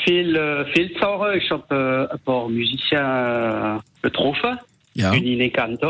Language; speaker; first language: German; non-native, local second language; French